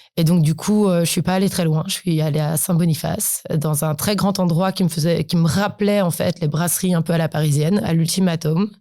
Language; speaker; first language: French; early bilingual, other home language; Polish